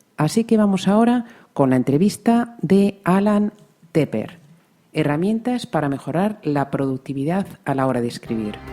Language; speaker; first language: Spanish; native; Spanish